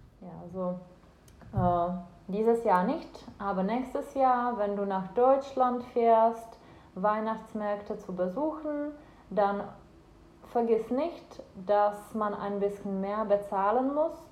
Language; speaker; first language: German; non-native, fluent; Czech